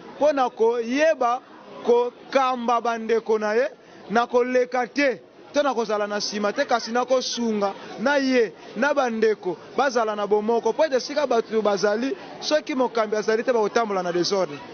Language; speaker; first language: Lingala; non-native, local second language; Kongo